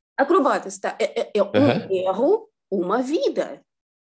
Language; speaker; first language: Portuguese; non-native, fluent; Russian